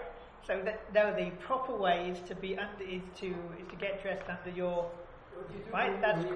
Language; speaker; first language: English; native; English